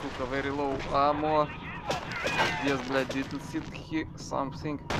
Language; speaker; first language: English; non-native, learner; Russian